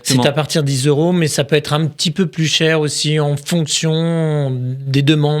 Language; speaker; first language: French; native; French